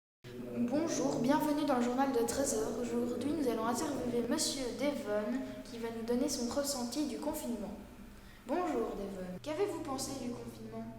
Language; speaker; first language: French; native; French